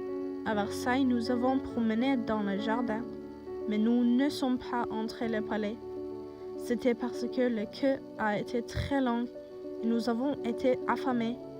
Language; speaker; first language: French; non-native, learner; Norwegian